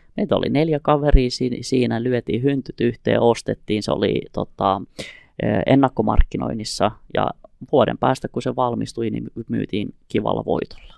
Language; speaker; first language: Finnish; early bilingual, other home language; Kurdish